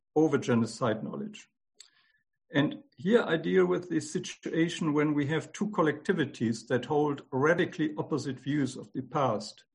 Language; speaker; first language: English; non-native, fluent; German